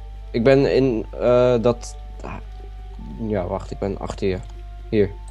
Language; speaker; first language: Dutch; native; Dutch